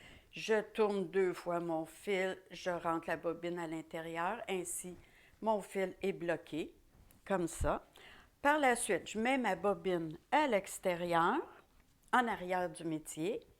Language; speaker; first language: French; native; French